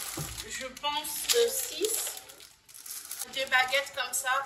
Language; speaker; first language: French; non-native, local second language; Lingala